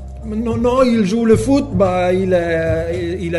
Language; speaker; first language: French; non-native, learner; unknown